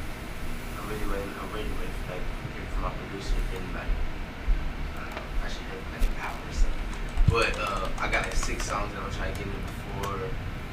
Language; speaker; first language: English; native; English